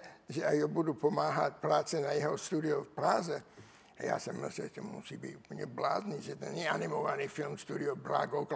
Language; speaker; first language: Czech; non-native, learner; English